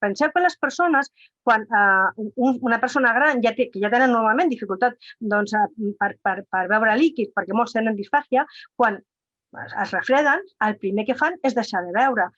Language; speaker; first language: Catalan; non-native, local second language; Spanish